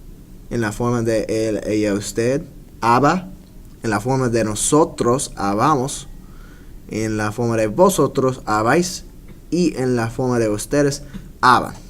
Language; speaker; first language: Spanish; non-native, fluent; English